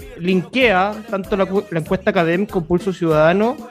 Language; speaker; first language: Spanish; native; Spanish